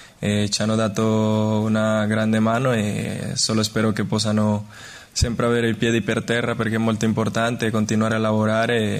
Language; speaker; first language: Italian; non-native, fluent; Spanish